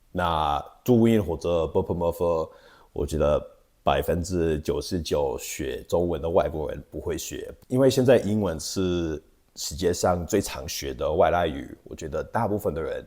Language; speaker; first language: Chinese; non-native, fluent; English